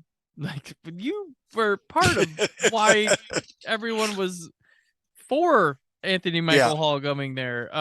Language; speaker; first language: English; native; English